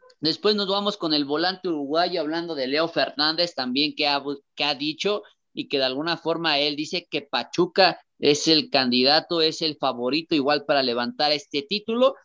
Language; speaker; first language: Spanish; native; Spanish